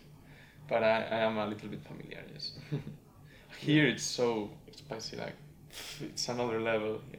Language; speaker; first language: English; non-native, fluent; Spanish